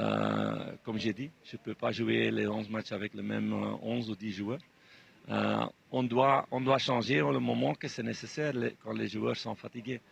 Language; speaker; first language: French; non-native, fluent; Dutch